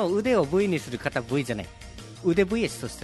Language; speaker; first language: Japanese; native; Japanese